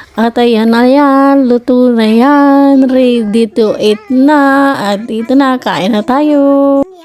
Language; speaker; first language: Filipino; native; Filipino